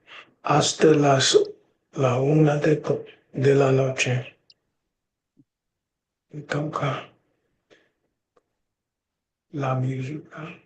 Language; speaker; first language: Spanish; non-native, learner; English